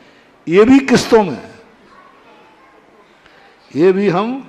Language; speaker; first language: Hindi; native; Hindi